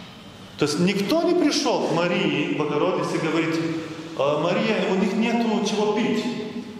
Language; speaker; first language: Russian; non-native, fluent; Lithuanian